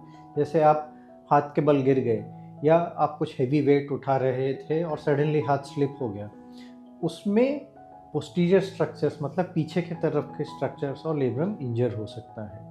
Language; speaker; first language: Hindi; native; Hindi